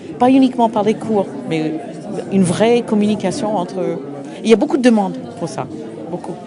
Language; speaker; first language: French; non-native, fluent; English